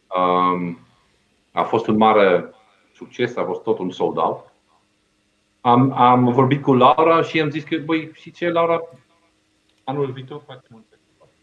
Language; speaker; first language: Romanian; non-native, fluent; Dutch